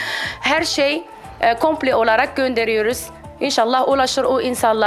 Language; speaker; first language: Turkish; non-native, fluent; Arabic